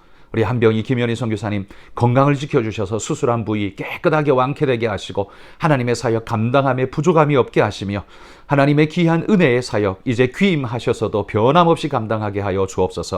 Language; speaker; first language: Korean; native; Korean